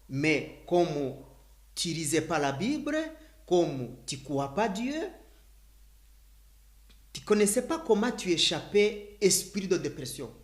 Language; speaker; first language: French; non-native, learner; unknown